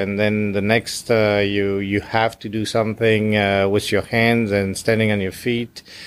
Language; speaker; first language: English; non-native, fluent; French